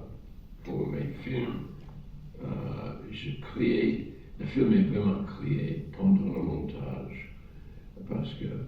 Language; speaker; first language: French; non-native, fluent; English